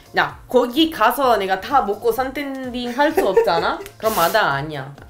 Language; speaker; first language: Korean; non-native, fluent; Italian